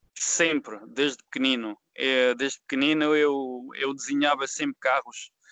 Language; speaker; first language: Portuguese; early bilingual, heritage; Portuguese